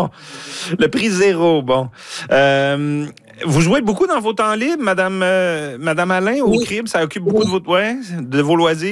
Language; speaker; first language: French; native; French